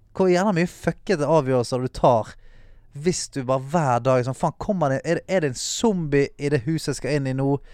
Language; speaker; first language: Norwegian; native; Norwegian